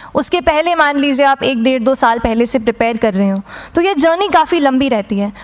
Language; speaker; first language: Hindi; native; Hindi